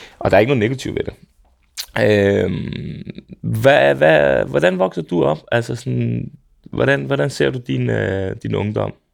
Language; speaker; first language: Danish; early bilingual, other home language; Serbian